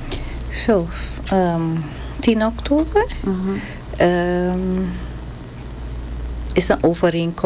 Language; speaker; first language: Dutch; non-native, local second language; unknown